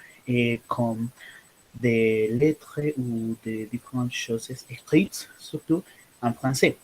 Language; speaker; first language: French; non-native, learner; Spanish